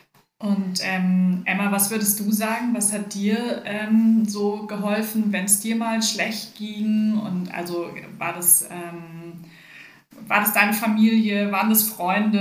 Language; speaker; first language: German; native; German